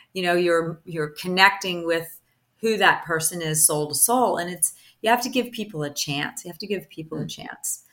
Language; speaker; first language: English; early bilingual, other home language; Italian